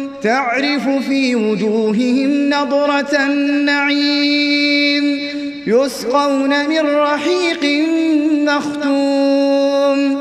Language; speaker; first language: Arabic; native; Arabic